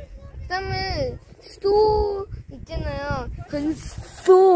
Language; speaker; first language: Korean; early bilingual, heritage; Korean